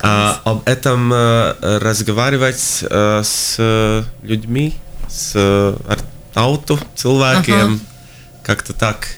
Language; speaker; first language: Russian; non-native, local second language; Latvian